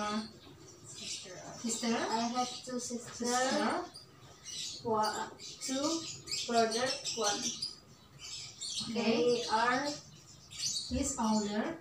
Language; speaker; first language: English; non-native, learner; Indonesian